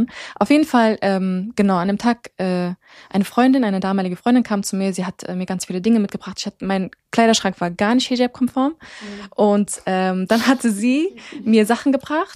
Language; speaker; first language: German; early bilingual, other home language; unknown